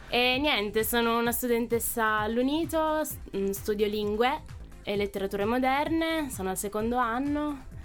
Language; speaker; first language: Italian; native; Italian